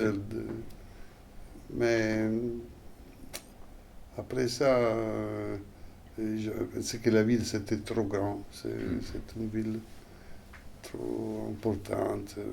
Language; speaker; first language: French; non-native, fluent; Italian